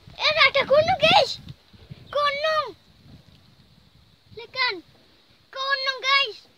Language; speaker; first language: Indonesian; non-native, local second language; Javanese